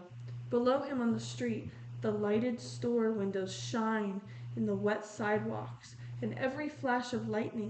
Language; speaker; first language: English; native; English